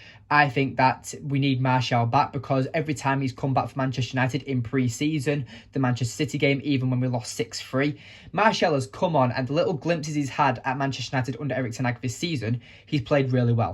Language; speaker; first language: English; native; English